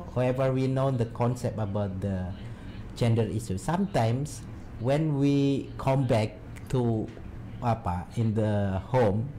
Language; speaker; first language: English; non-native, learner; Indonesian